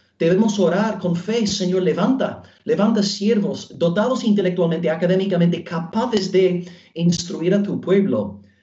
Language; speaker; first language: Spanish; non-native, fluent; English